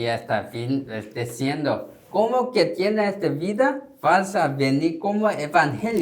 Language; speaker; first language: Spanish; non-native, learner; Korean